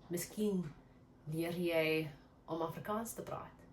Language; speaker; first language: Afrikaans; non-native, learner; English